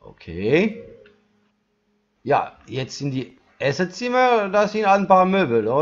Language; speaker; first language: German; non-native, learner; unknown